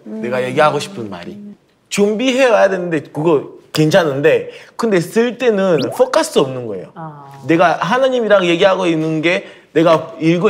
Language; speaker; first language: Korean; early bilingual, heritage; Korean